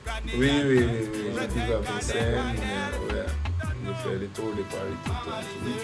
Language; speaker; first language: French; non-native, fluent; English